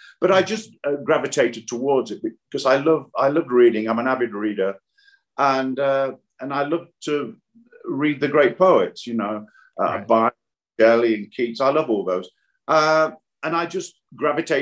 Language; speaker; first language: English; native; English